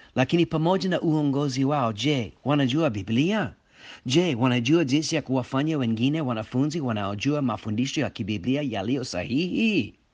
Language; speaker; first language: Swahili; non-native, fluent; English